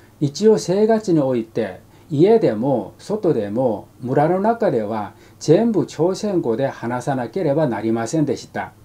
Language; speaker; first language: Japanese; non-native, fluent; Korean